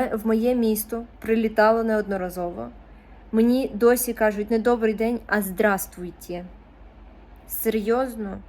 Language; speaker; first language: Ukrainian; non-native, local second language; Russian